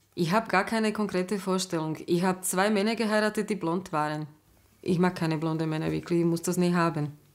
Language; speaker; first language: German; non-native, fluent; Slovak